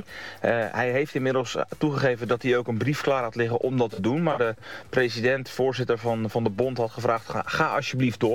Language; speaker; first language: Dutch; native; Dutch